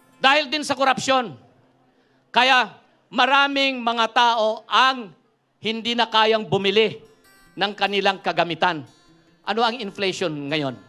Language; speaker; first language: Filipino; non-native, local second language; Iloko